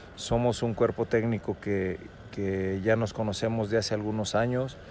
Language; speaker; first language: Spanish; native; Spanish